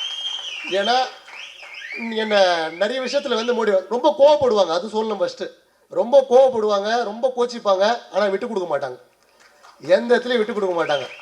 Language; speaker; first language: Tamil; native; Tamil